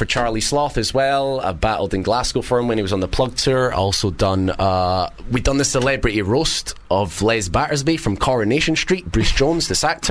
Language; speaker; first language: English; native; English